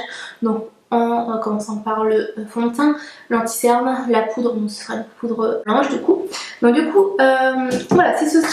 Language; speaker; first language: French; native; French